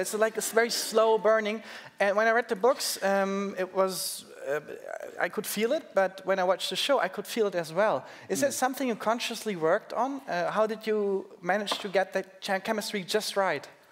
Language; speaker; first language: English; non-native, fluent; German